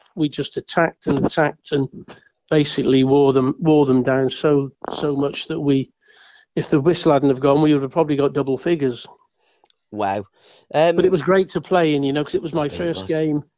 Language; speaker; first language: English; native; English